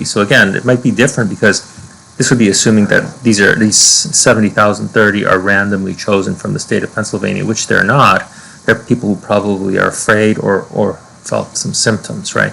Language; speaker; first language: English; native; English